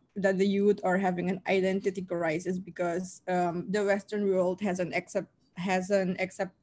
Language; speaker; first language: English; non-native, fluent; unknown